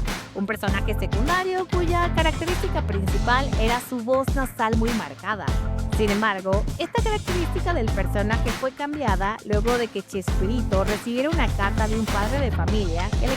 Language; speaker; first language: Spanish; native; Spanish